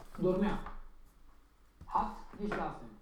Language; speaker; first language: German; non-native, learner; Romanian